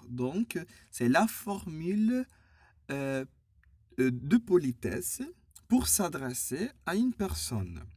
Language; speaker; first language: French; non-native, fluent; Spanish